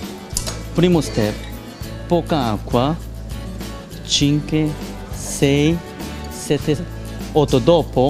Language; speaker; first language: Italian; non-native, learner; Korean